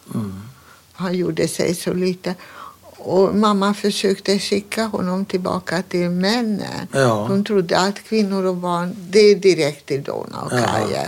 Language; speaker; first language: Swedish; non-native, fluent; Hungarian